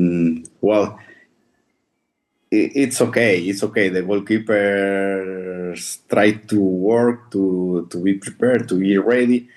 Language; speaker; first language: English; non-native, fluent; Spanish